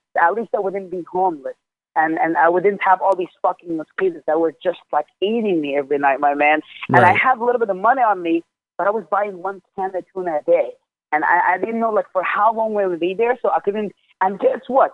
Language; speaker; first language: English; non-native, fluent; Arabic